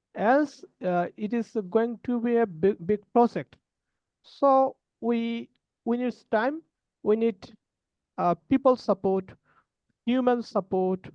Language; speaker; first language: English; non-native, learner; Bangla